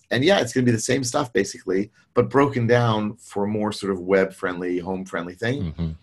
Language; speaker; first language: English; native; English